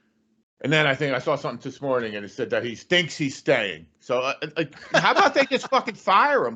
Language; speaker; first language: English; native; English